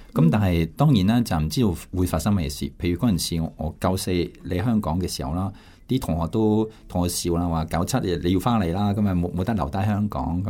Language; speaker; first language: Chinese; non-native, fluent; French